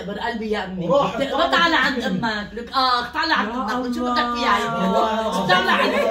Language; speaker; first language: Arabic; native; Arabic